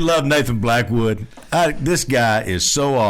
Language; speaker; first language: English; native; English